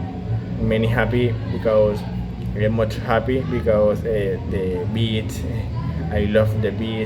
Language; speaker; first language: English; non-native, learner; Spanish